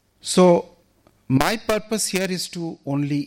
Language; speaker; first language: English; non-native, local second language; Bangla